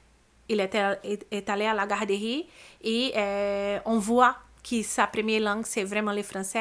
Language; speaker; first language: French; non-native, learner; Portuguese